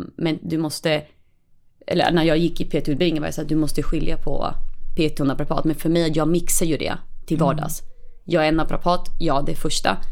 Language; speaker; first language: Swedish; early bilingual, other home language; Spanish